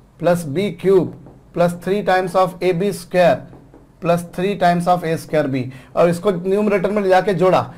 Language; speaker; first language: Hindi; native; Hindi